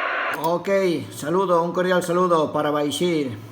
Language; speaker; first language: Spanish; non-native, local second language; Catalan